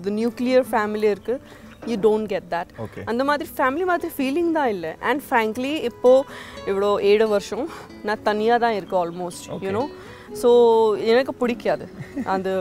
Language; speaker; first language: Tamil; non-native, local second language; Gujarati